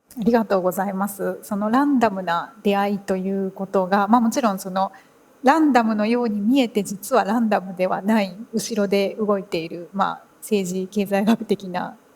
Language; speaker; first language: Japanese; native; Japanese